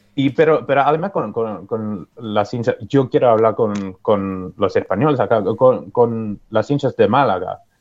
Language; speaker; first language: Spanish; non-native, fluent; English